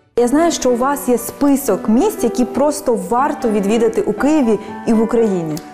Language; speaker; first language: Ukrainian; native; Ukrainian